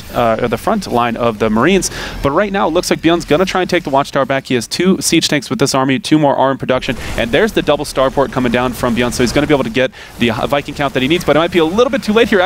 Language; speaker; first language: English; native; English